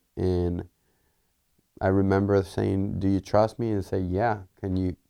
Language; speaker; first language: English; early bilingual, other home language; Spanish